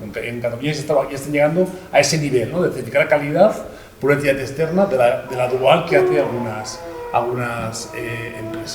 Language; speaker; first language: Spanish; native; Spanish